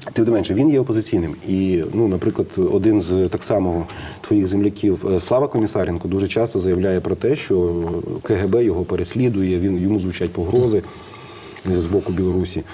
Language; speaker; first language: Ukrainian; native; Ukrainian